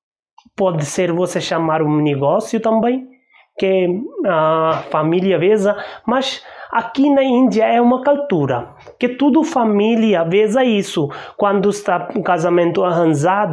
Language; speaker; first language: Portuguese; non-native, learner; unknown